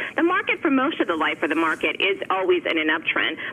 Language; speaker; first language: English; native; English